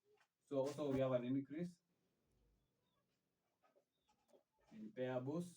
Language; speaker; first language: English; non-native, local second language; Swahili